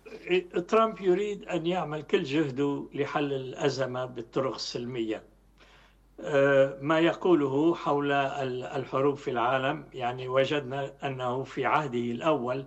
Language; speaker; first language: Arabic; native; Arabic